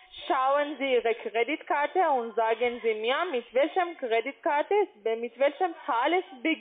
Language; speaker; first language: German; non-native, learner; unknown